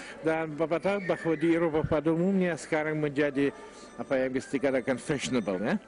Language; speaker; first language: Malay; non-native, fluent; Russian